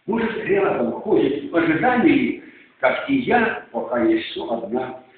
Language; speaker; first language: Russian; non-native, local second language; Ukrainian